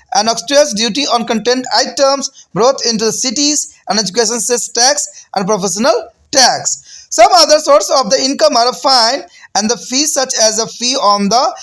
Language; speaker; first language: English; non-native, local second language; Hindi